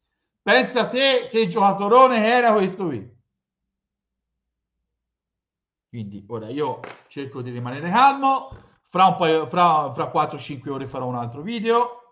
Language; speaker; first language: Italian; native; Italian